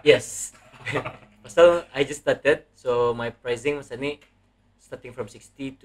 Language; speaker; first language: English; non-native, local second language; Malay